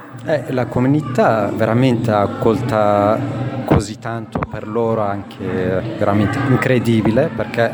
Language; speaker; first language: Italian; non-native, learner; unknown